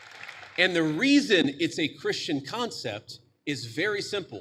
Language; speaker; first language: English; native; English